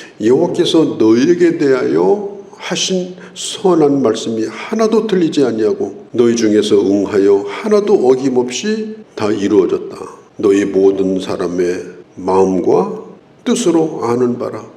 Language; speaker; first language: Korean; native; Korean